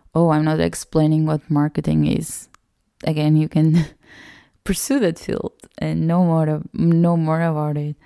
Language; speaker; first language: English; native; English